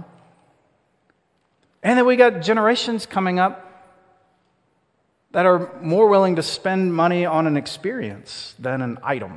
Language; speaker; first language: English; native; English